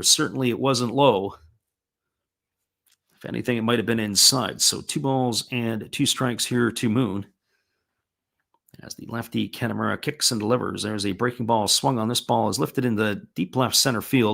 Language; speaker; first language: English; native; English